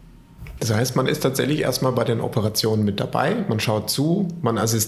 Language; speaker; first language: German; native; German